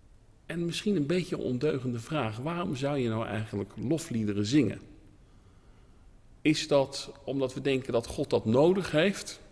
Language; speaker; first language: Dutch; native; Dutch